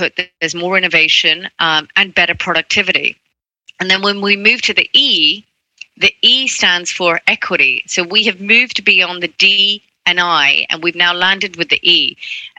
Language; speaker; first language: English; non-native, local second language; Cantonese